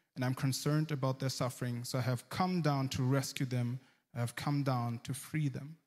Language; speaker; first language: English; early bilingual, heritage; German